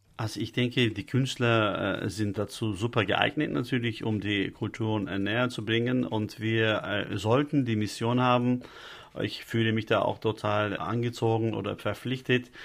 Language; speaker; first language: German; non-native, fluent; Turkish